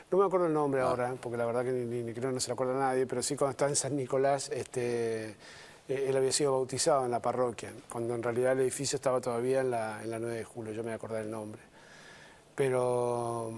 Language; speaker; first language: Spanish; native; Spanish